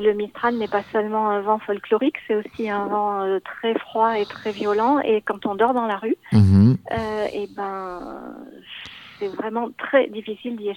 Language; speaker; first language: French; native; French